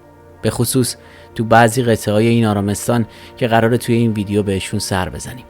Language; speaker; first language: Persian; native; Persian